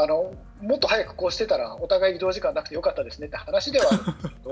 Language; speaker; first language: Japanese; native; Japanese